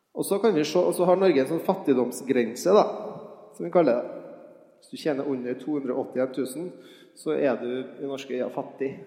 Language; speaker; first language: Norwegian; native; Norwegian